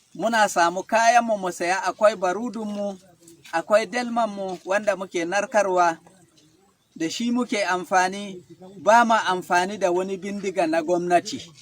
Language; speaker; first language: Hausa; non-native, local second language; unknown